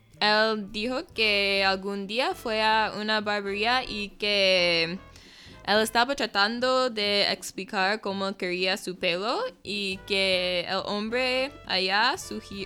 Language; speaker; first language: Spanish; non-native, fluent; English